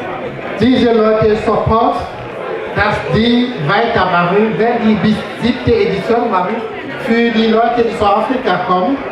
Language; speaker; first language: German; non-native, fluent; French